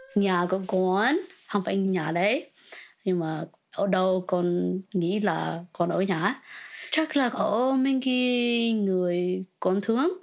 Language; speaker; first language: Vietnamese; early bilingual, other home language; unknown